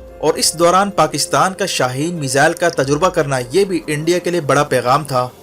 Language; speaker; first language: Urdu; native; Urdu